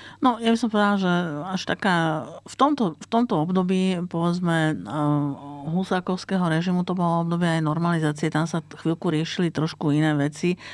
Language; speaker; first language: Slovak; native; Slovak